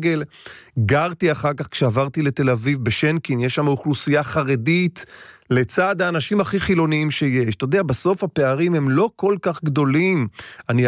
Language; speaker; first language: Hebrew; native; Hebrew